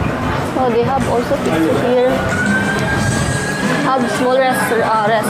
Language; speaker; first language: English; non-native, learner; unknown